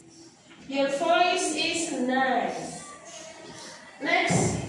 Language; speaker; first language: English; non-native, fluent; Indonesian